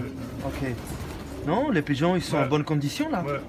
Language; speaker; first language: French; native; French